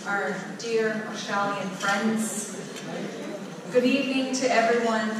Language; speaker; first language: English; non-native, fluent; Croatian